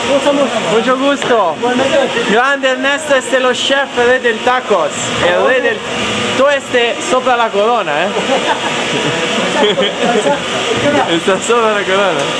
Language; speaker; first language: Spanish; non-native, learner; Italian